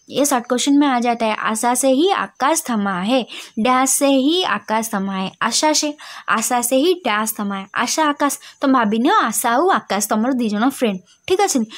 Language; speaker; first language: Hindi; non-native, local second language; Odia